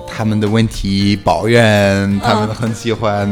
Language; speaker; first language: Chinese; non-native, fluent; French